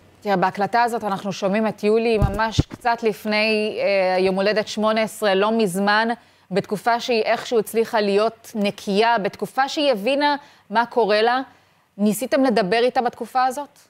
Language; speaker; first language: Hebrew; native; Hebrew